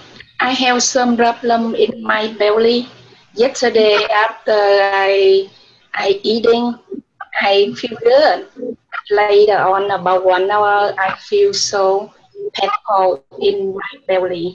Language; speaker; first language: English; non-native, learner; Vietnamese